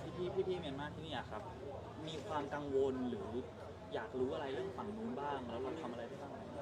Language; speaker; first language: Thai; native; Thai